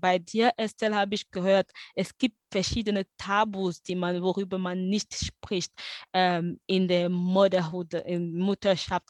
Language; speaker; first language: German; non-native, fluent; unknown